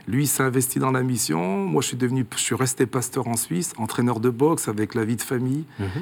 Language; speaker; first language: French; early bilingual, other home language; Kabuverdianu